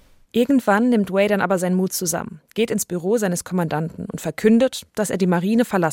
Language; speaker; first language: German; native; German